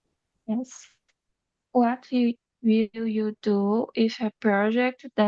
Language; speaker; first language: English; non-native, learner; Portuguese